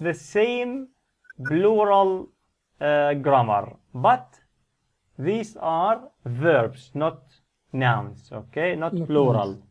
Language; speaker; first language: English; non-native, fluent; Arabic